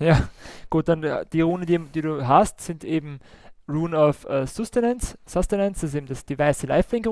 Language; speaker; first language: German; native; German